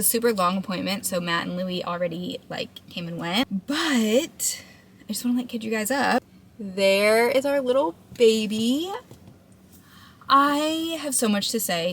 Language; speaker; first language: English; native; English